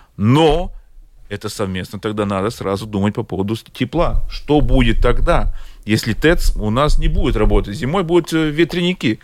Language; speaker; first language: Russian; non-native, local second language; Latvian